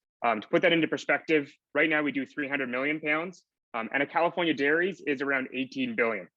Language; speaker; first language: English; native; English